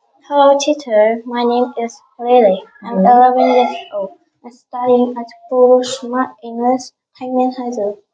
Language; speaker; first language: English; non-native, learner; Vietnamese